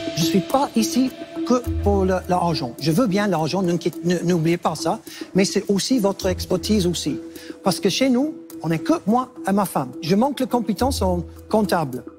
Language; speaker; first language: French; non-native, fluent; English